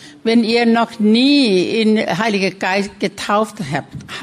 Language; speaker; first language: German; non-native, learner; Thai